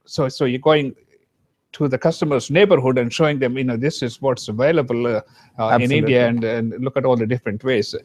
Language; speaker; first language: English; non-native, local second language; Kannada